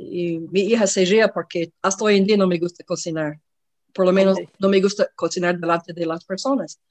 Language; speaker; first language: Spanish; non-native, learner; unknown